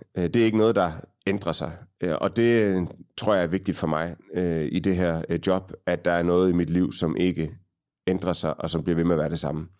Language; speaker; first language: Danish; native; Danish